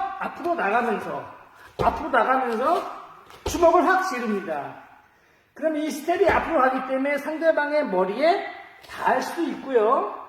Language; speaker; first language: Korean; native; Korean